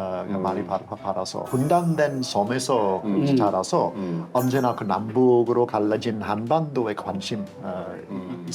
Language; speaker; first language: Korean; non-native, fluent; English